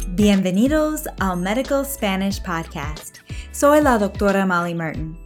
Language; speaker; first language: Spanish; non-native, fluent; English